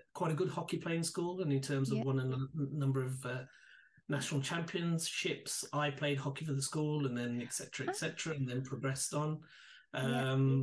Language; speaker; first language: English; native; English